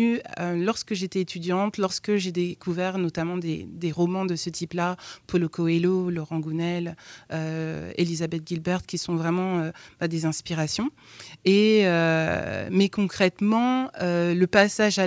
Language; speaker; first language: French; native; French